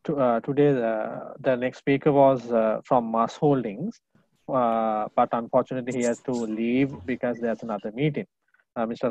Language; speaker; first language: English; non-native, local second language; Sinhala